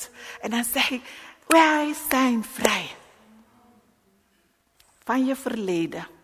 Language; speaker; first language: Dutch; non-native, learner; Indonesian